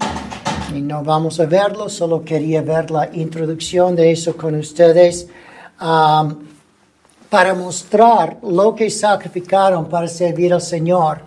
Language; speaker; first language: Spanish; non-native, fluent; English